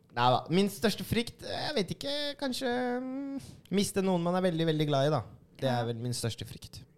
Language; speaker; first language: Norwegian; early bilingual, other home language; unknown